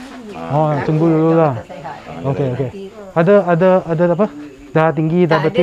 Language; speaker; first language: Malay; non-native, local second language; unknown